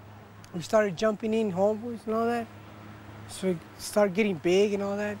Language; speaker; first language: English; early bilingual, other home language; Spanish